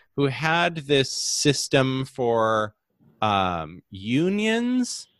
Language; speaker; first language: English; native; English